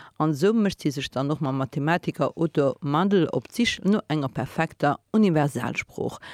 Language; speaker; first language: Luxembourgish; native; Luxembourgish